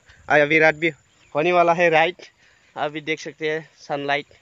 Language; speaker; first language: Hindi; non-native, local second language; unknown